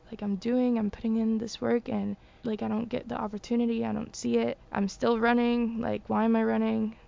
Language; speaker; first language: English; early bilingual, other home language; Spanish